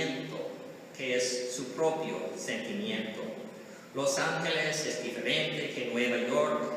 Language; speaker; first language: Spanish; non-native, learner; English